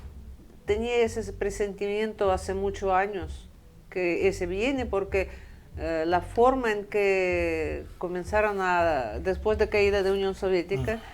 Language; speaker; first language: Spanish; non-native, fluent; Russian